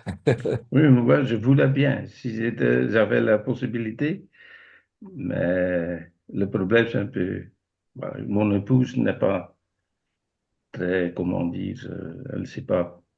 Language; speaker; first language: French; non-native, fluent; Dutch